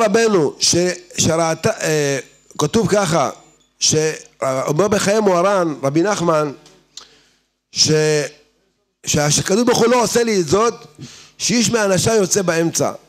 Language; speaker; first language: Hebrew; native; Hebrew